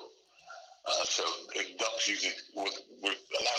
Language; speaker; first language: English; native; English